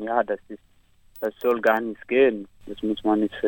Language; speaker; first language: German; non-native, learner; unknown